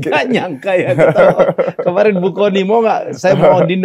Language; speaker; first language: Indonesian; native; Indonesian